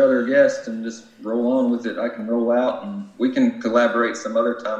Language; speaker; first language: English; native; English